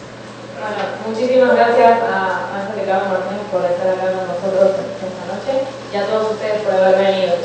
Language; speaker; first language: Spanish; native; Spanish